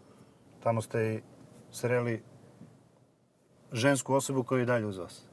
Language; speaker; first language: Serbian; native; Serbian